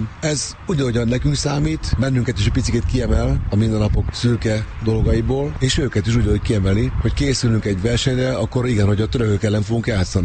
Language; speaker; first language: Hungarian; native; Hungarian